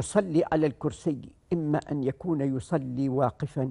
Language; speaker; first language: Arabic; native; Arabic